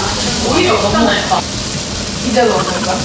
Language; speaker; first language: Korean; non-native, learner; Italian